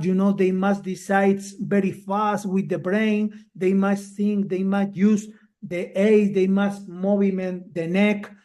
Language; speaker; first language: English; non-native, learner; Spanish